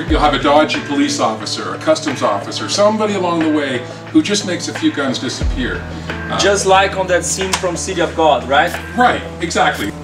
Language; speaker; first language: English; native; English